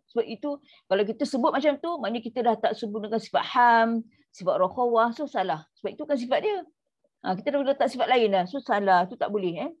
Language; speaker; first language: Malay; native; Malay